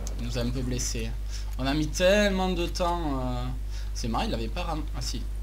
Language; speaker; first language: French; native; French